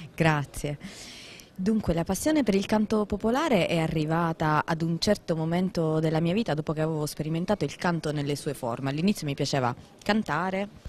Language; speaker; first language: Italian; non-native, local second language; Sicilian